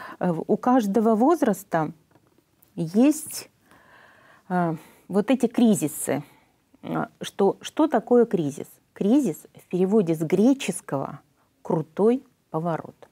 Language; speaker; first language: Russian; native; Russian